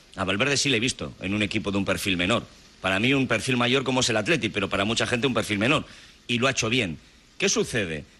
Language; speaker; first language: Spanish; native; Spanish